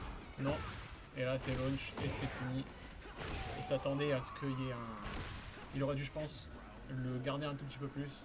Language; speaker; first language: French; native; French